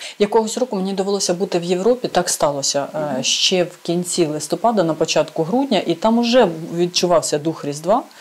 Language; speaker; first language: Ukrainian; native; Ukrainian